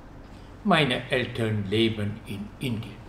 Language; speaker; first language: German; non-native, fluent; Malayalam